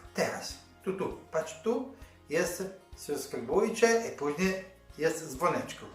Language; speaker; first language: Polish; non-native, learner; Italian